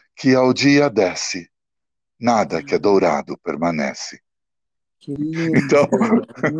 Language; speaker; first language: Portuguese; early bilingual, other home language; Italian